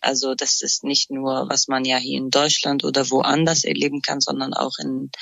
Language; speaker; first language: German; non-native, fluent; Kurdish